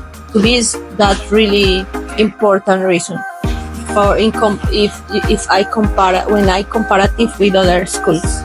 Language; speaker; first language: English; non-native, learner; Spanish